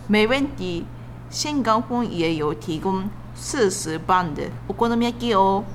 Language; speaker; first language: Chinese; non-native, learner; Japanese